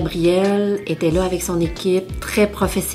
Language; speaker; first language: French; native; French